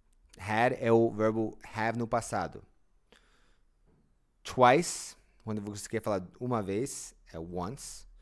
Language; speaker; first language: Portuguese; non-native, fluent; English